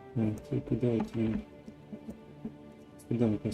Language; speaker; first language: Russian; native; Russian